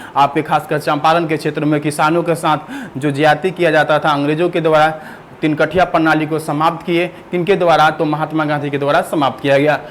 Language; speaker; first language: Hindi; native; Hindi